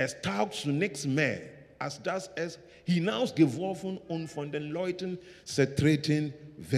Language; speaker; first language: German; non-native, learner; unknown